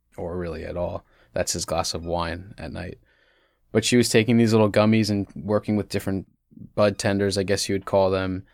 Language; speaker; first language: English; native; English